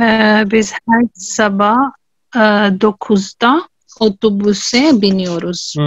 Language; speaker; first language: Turkish; non-native, learner; Urdu